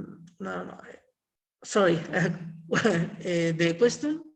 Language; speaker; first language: English; non-native, learner; Spanish